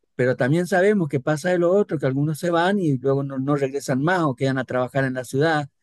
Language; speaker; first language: Spanish; native; Spanish